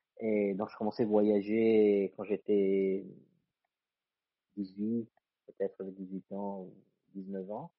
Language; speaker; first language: French; non-native, fluent; Italian